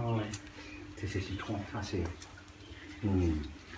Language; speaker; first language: French; native; French